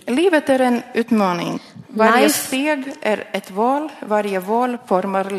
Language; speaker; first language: Swedish; non-native, learner; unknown